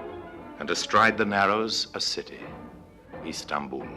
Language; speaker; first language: English; native; English